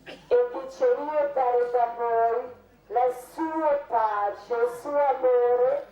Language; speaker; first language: Italian; non-native, learner; Croatian